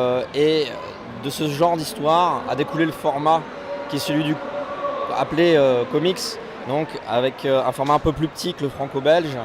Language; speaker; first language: French; native; French